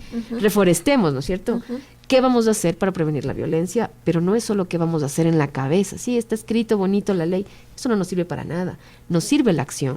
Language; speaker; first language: Spanish; native; Spanish